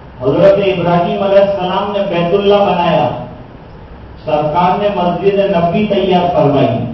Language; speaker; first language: Urdu; non-native, local second language; Gujarati